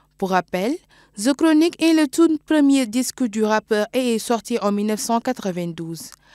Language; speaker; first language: French; non-native, local second language; Wolof